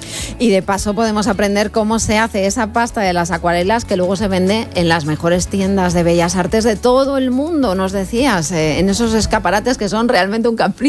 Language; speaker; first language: Spanish; native; Spanish